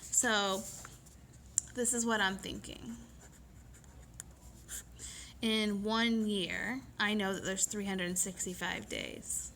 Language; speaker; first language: English; native; English